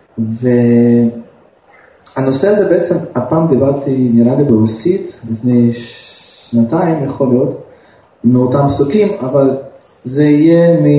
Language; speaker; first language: Hebrew; non-native, fluent; Russian